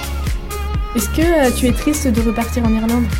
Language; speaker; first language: French; native; French